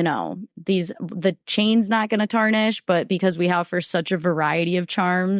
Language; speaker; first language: English; native; English